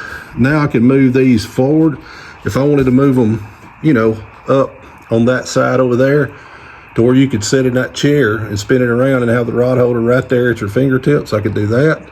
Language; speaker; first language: English; native; English